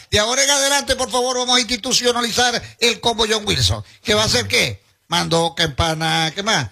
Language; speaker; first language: Spanish; native; Spanish